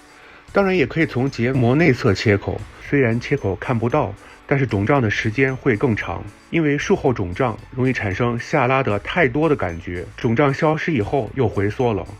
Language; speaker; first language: Chinese; native; Chinese